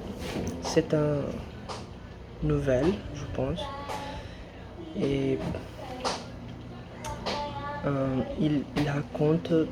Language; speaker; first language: French; non-native, learner; Portuguese